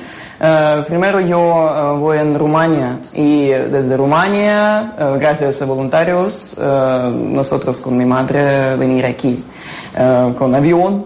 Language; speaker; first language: Spanish; non-native, learner; Ukrainian